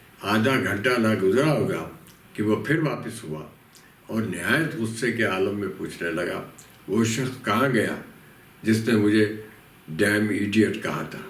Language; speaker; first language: Urdu; native; Urdu